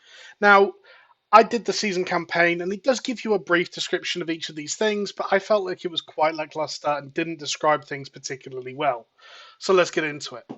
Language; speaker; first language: English; native; English